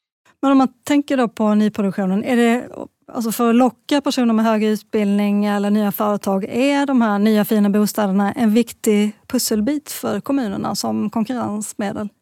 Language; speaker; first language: Swedish; native; Swedish